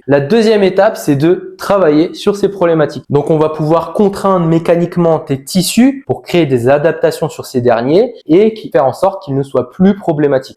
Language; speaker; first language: French; native; French